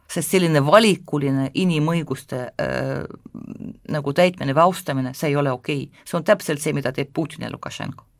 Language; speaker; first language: Estonian; non-native, local second language; Russian